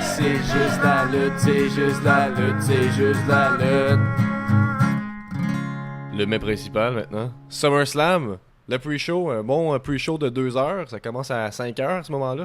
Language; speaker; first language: French; native; French